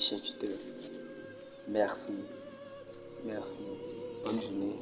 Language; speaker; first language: French; non-native, local second language; Fon